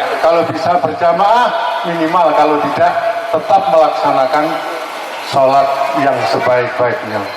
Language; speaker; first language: Indonesian; non-native, local second language; Javanese